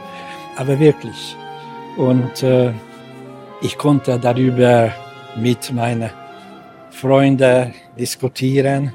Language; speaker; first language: German; non-native, fluent; Hungarian